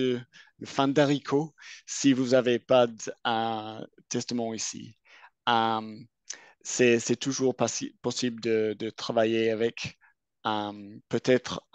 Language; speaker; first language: French; non-native, fluent; English